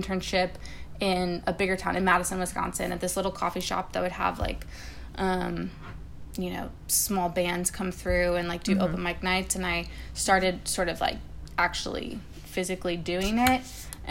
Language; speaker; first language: English; native; English